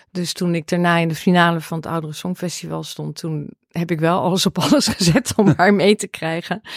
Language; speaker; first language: Dutch; early bilingual, heritage; Dutch